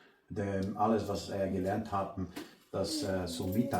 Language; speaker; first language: German; non-native, learner; Portuguese